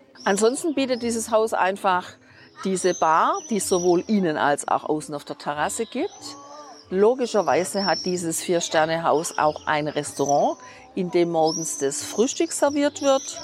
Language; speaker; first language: German; native; German